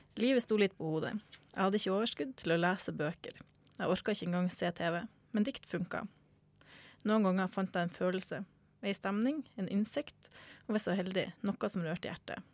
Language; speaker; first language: Norwegian; native; Norwegian